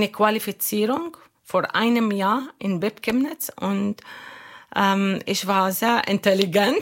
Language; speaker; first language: German; non-native, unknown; Arabic